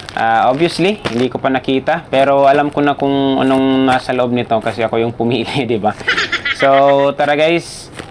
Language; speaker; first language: Filipino; non-native, local second language; Cebuano